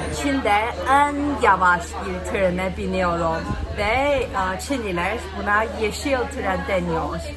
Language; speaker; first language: Turkish; non-native, fluent; Chinese